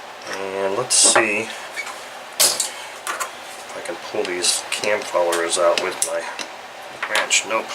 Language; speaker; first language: English; native; English